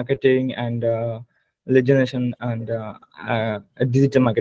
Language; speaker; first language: English; non-native, learner; Bangla